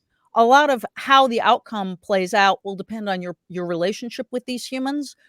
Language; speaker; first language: English; native; English